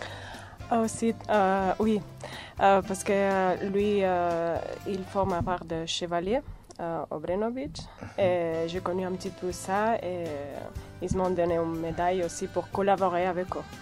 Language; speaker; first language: French; non-native, fluent; Catalan